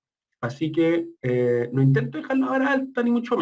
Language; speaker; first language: Spanish; native; Spanish